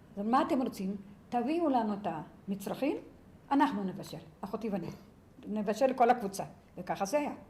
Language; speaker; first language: Hebrew; early bilingual, other home language; Yiddish